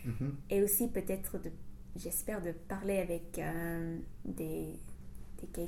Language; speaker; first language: French; non-native, fluent; English